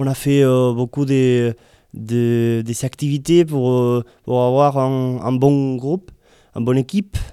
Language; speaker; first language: French; non-native, learner; Spanish